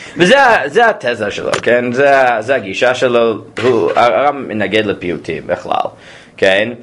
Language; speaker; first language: Hebrew; non-native, fluent; English